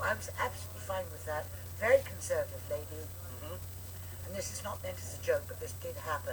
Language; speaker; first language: English; native; English